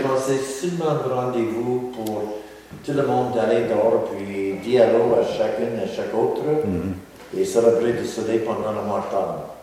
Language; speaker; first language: French; non-native, local second language; English